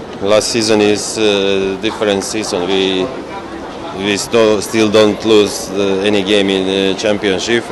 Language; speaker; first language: English; non-native, fluent; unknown